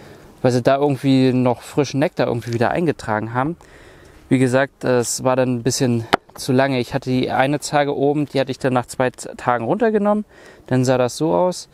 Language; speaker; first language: German; native; German